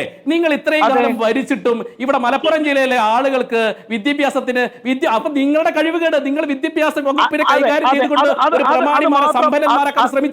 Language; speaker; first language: Malayalam; native; Malayalam